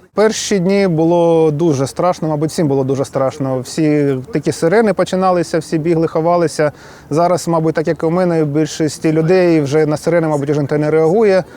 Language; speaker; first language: Ukrainian; non-native, local second language; Russian